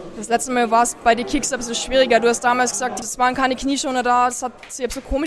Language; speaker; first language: German; native; German